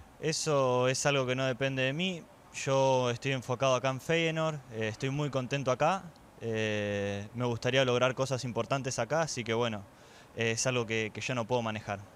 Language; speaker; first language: Spanish; native; Spanish